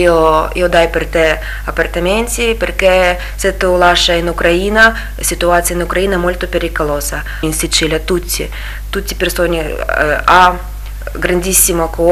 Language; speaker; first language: Italian; non-native, learner; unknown